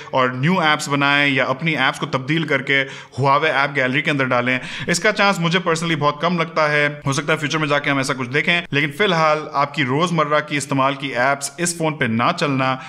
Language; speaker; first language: Urdu; native; Urdu